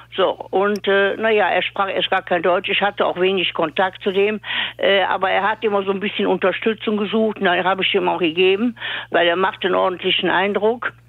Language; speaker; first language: German; native; German